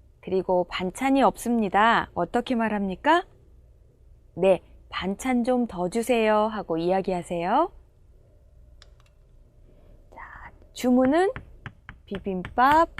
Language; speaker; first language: Korean; non-native, fluent; Indonesian